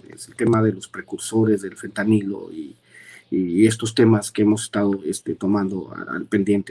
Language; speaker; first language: Spanish; native; Spanish